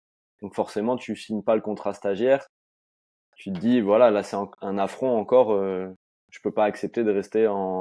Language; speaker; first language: French; native; French